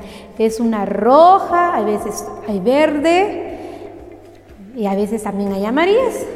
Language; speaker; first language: Spanish; non-native, local second language; Kaqchikel